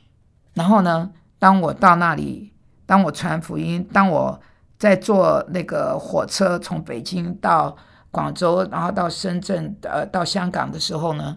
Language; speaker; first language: Chinese; non-native, fluent; Korean